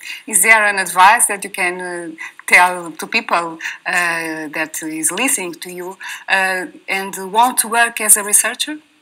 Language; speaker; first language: English; non-native, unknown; Portuguese